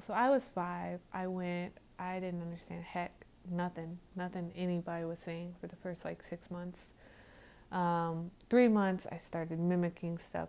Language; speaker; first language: English; native; English